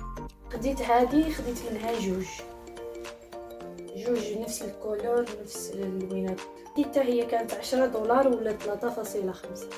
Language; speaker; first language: Arabic; native; Arabic